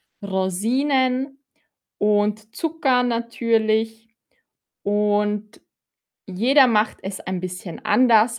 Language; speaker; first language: German; non-native, fluent; Filipino